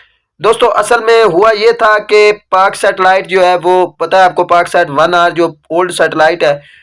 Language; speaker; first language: Urdu; native; Urdu